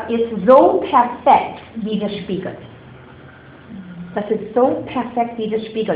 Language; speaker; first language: German; non-native, fluent; English